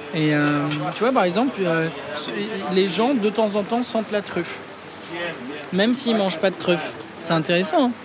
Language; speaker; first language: French; native; French